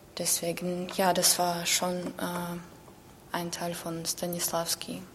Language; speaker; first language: German; non-native, learner; Ukrainian